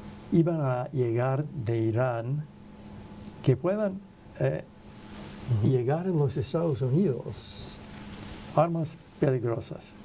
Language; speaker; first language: Spanish; non-native, fluent; English